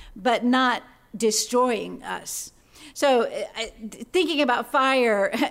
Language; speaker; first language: English; native; English